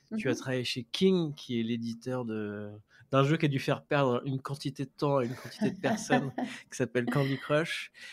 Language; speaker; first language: French; native; French